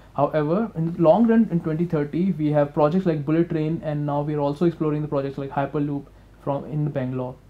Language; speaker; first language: English; non-native, local second language; Hindi